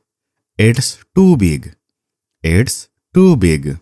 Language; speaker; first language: English; non-native, fluent; Nepali